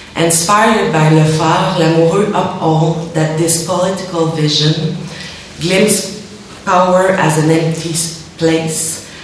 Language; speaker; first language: English; non-native, learner; French